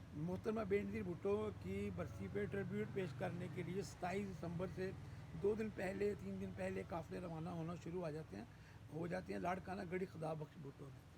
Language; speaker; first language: Urdu; non-native, local second language; Punjabi